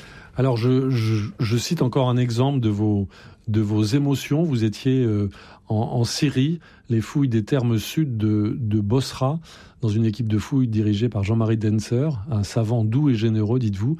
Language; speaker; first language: French; native; French